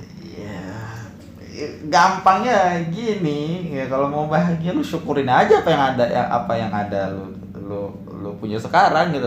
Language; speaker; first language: Indonesian; native; Indonesian